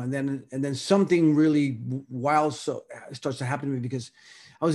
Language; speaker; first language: English; early bilingual, other home language; Spanish